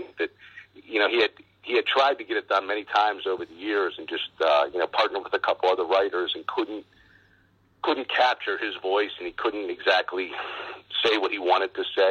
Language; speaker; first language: English; native; English